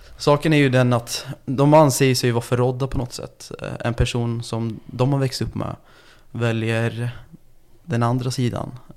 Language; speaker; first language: Swedish; early bilingual, other home language; Turkish